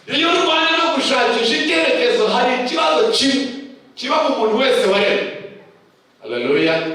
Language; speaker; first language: Kinyarwanda; early bilingual, heritage; Kinyarwanda